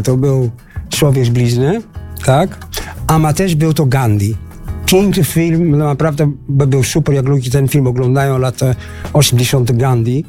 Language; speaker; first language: Polish; early bilingual, heritage; Polish